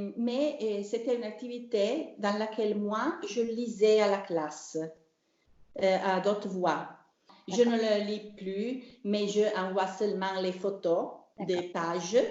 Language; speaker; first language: French; non-native, learner; Italian